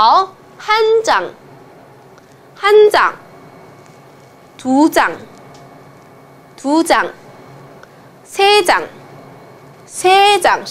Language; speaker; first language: Korean; non-native, fluent; Chinese